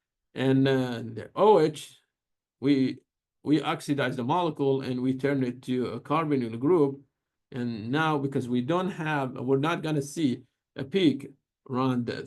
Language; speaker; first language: English; non-native, fluent; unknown